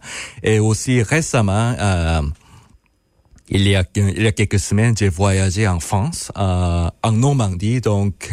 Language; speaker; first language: French; non-native, fluent; Korean